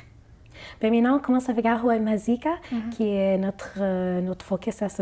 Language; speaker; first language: French; non-native, fluent; Arabic